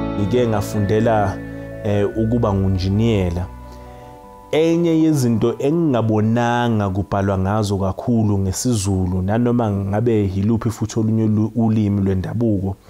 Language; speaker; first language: Zulu; native; Zulu